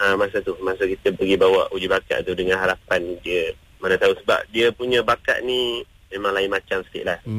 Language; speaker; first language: Malay; non-native, local second language; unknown